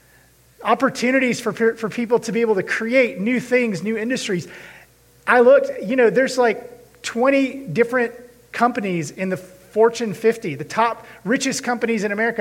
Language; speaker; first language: English; native; English